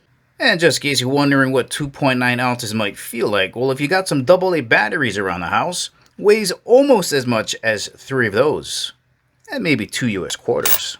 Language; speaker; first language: English; native; English